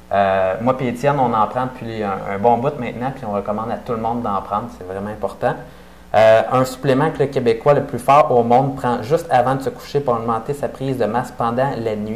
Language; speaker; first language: French; native; French